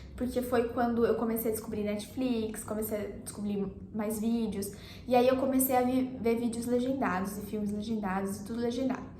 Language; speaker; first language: Portuguese; native; Portuguese